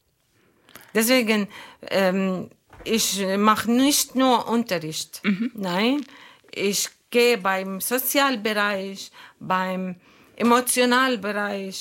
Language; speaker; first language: German; non-native, learner; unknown